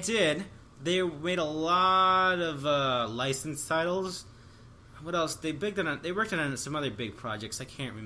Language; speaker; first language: English; native; English